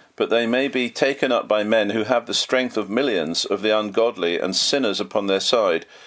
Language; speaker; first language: English; native; English